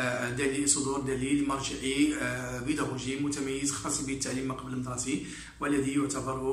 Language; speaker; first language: Arabic; native; Arabic